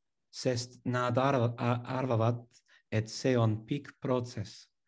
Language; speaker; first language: Estonian; non-native, learner; English